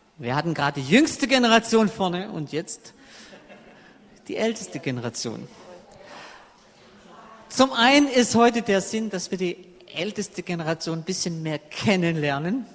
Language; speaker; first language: German; native; German